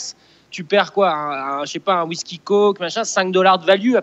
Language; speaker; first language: French; native; French